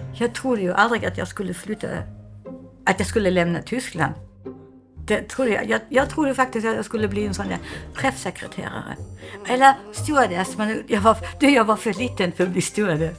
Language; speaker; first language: Swedish; non-native, fluent; German